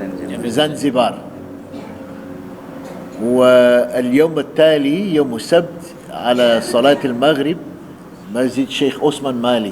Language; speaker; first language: Arabic; non-native, fluent; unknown